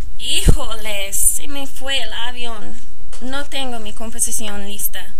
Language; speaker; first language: Spanish; non-native, learner; English